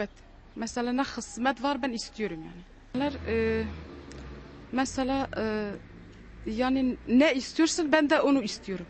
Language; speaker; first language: Turkish; non-native, learner; Kurdish